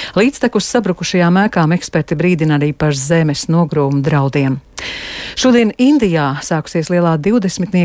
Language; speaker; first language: Latvian; native; Latvian